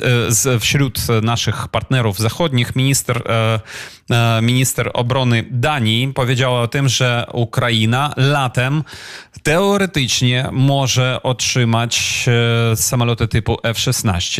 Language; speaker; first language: Polish; non-native, fluent; Ukrainian